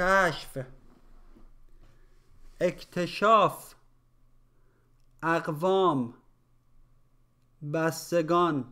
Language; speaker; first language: Persian; native; Persian